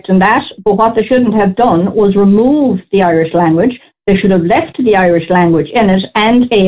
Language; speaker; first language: English; native; English